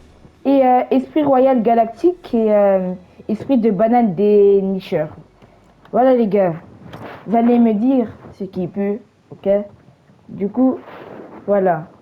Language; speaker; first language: French; native; French